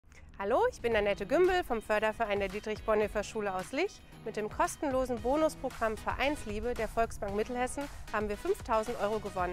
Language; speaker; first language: German; native; German